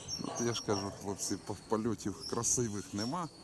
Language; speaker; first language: Ukrainian; non-native, local second language; Russian